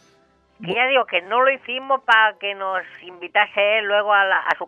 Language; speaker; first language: Spanish; native; Spanish